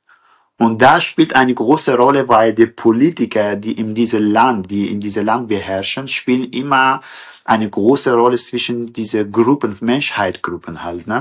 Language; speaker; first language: German; non-native, learner; Kurdish